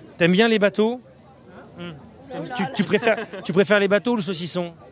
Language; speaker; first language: French; native; French